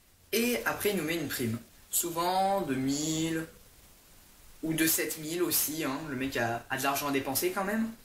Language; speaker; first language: French; native; French